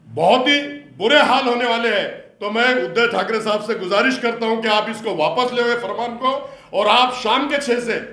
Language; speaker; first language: Hindi; non-native, local second language; Urdu